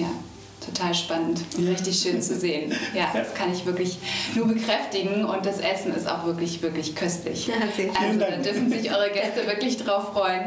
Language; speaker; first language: German; native; German